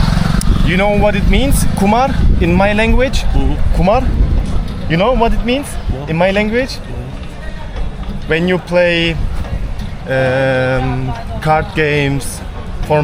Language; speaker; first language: English; non-native, learner; Turkish